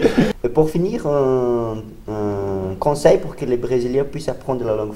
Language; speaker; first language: French; non-native, learner; Portuguese